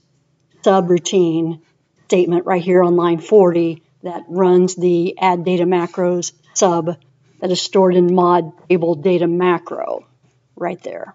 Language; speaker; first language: English; native; English